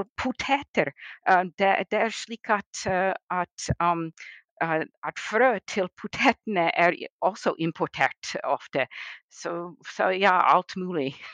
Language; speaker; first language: Norwegian; non-native, fluent; English